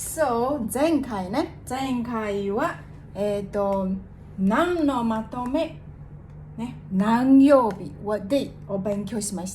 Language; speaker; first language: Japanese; non-native, fluent; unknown